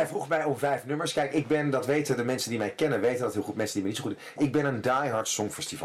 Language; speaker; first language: Dutch; native; Dutch